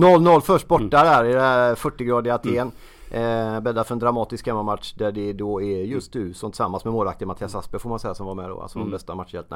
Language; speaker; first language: Swedish; native; Swedish